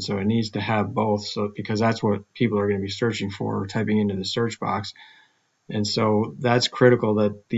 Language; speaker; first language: English; native; English